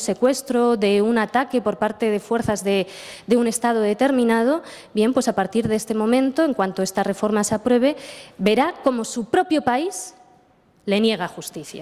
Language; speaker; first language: Spanish; native; Spanish